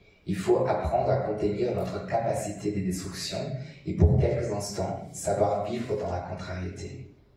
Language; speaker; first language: French; non-native, fluent; Portuguese